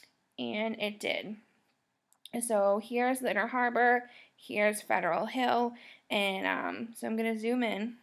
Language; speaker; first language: English; native; English